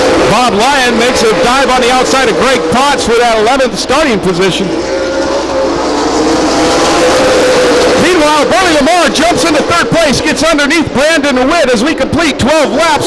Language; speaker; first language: English; native; English